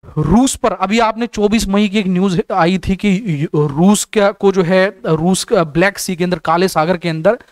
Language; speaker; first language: Hindi; native; Hindi